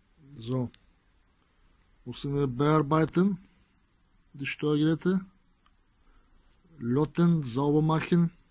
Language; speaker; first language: German; non-native, learner; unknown